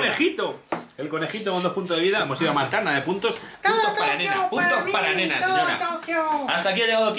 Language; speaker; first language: Spanish; native; Spanish